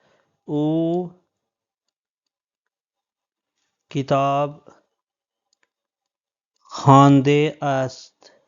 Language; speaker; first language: Persian; non-native, fluent; Urdu